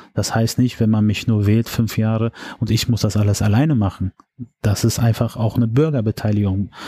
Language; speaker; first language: German; early bilingual, other home language; Turkish